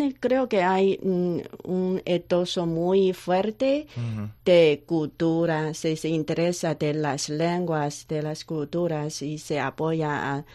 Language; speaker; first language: Spanish; non-native, learner; Chinese